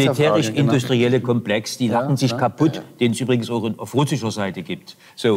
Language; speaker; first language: German; native; German